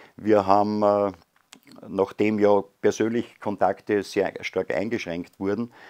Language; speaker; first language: German; native; German